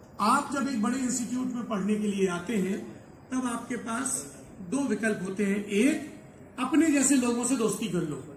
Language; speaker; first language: Hindi; native; Hindi